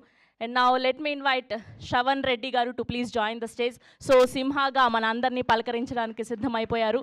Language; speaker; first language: Telugu; native; Telugu